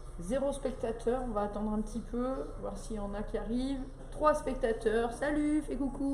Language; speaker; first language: French; native; French